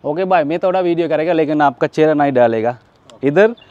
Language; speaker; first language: Hindi; non-native, learner; Sinhala